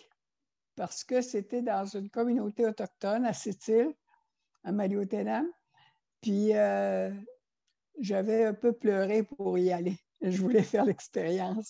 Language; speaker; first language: French; non-native, local second language; Innu-aimun